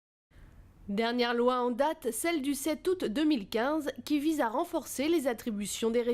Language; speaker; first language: French; native; French